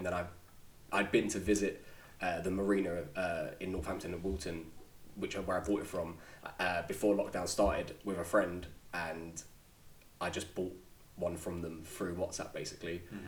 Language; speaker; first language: English; native; English